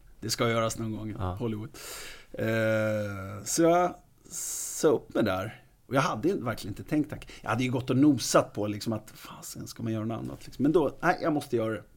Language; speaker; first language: Swedish; native; Swedish